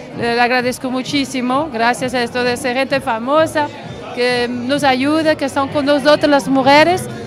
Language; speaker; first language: Spanish; non-native, learner; French